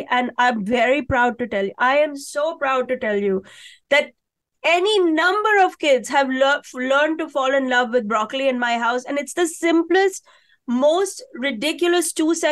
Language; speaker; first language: English; non-native, local second language; Hindi